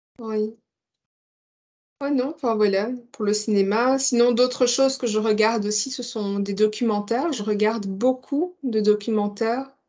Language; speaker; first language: French; non-native, learner; English